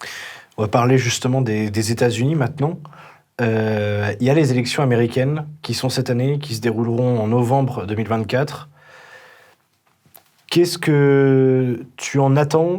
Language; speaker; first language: French; native; French